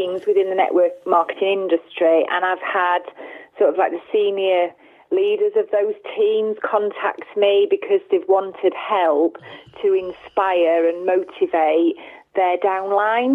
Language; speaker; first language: English; native; English